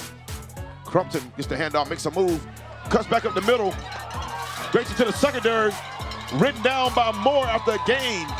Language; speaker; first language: English; native; English